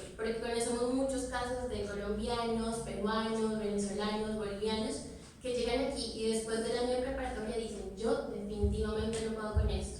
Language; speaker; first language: Spanish; native; Spanish